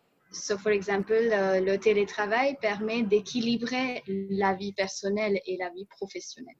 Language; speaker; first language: French; non-native, fluent; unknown